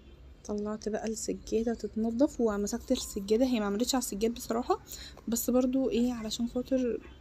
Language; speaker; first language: Arabic; native; Arabic